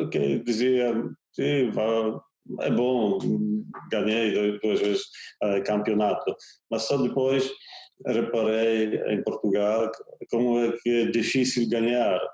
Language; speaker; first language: Portuguese; non-native, fluent; Polish